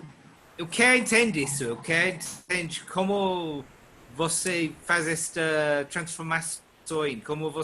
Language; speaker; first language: Portuguese; non-native, learner; English